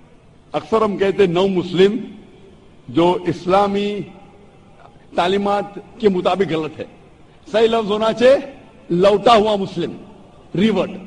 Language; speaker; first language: Hindi; non-native, local second language; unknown